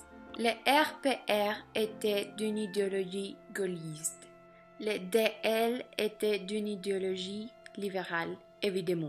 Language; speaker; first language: French; non-native, learner; Spanish